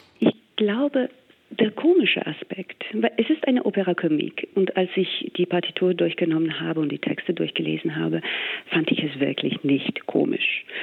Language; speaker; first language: German; non-native, fluent; English